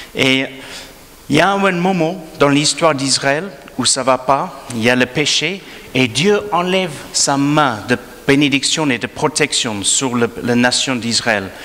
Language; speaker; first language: French; non-native, fluent; English